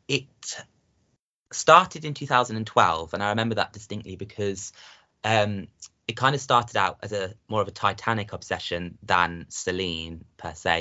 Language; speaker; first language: English; native; English